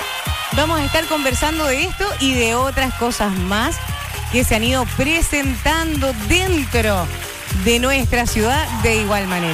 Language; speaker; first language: Spanish; native; Spanish